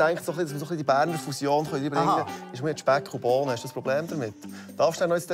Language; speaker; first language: German; native; German